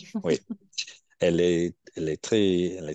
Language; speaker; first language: French; non-native, fluent; English